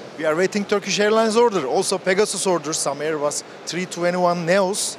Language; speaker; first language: English; non-native, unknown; Turkish